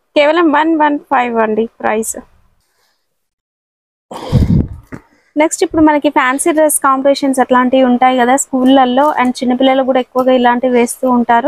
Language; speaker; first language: Telugu; native; Telugu